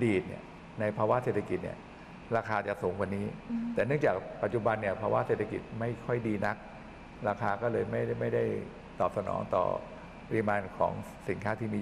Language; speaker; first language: Thai; native; Thai